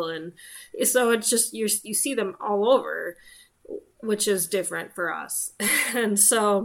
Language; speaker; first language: English; native; English